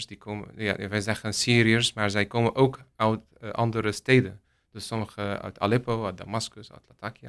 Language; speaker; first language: Dutch; non-native, learner; Arabic